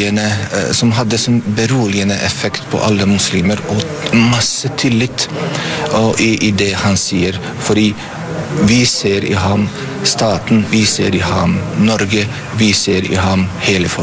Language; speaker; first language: Norwegian; non-native, fluent; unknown